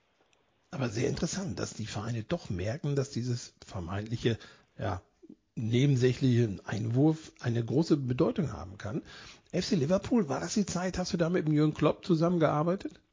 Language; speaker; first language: German; native; German